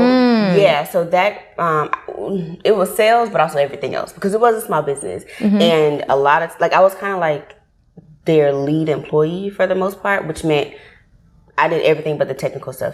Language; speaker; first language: English; native; English